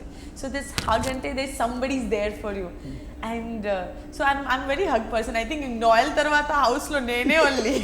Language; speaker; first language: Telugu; non-native, learner; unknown